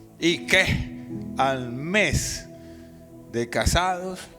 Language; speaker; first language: Spanish; native; Spanish